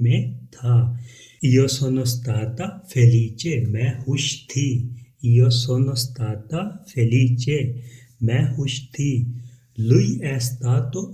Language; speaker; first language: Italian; non-native, fluent; Urdu